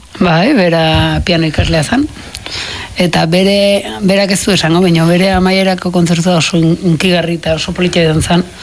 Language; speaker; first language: Basque; native; Basque